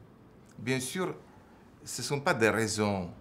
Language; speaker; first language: French; non-native, fluent; Polish